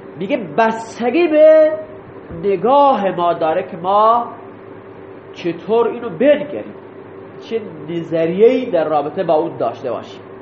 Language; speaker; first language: Persian; non-native, local second language; Baluchi